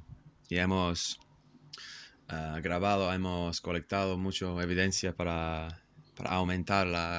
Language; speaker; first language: Spanish; non-native, fluent; English